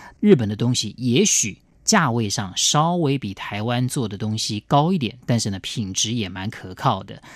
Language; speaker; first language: Chinese; native; Chinese